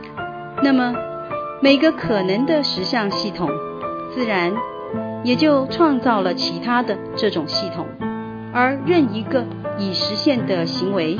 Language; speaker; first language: Chinese; native; Chinese